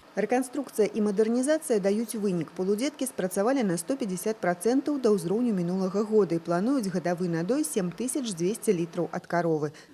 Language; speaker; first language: Belarusian; non-native, local second language; Russian